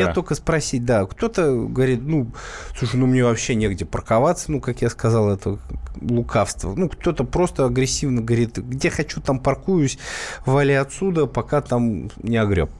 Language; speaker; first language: Russian; native; Russian